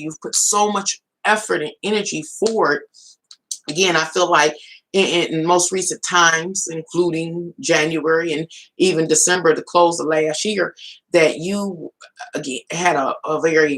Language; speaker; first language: English; native; English